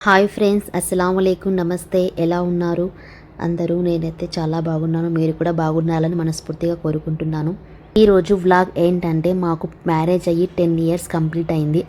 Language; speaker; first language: Telugu; non-native, local second language; Urdu